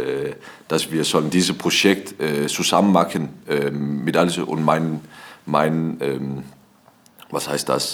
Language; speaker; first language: German; non-native, learner; Danish